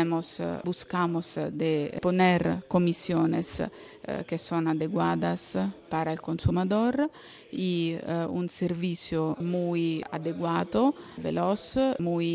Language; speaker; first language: Spanish; non-native, fluent; Italian